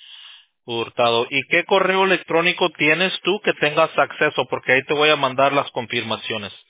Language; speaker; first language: Spanish; early bilingual, heritage; Spanish